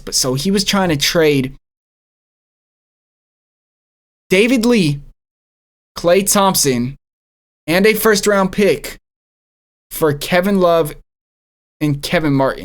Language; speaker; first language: English; native; English